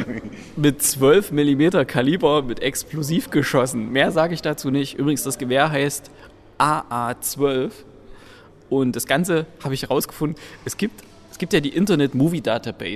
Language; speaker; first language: German; native; German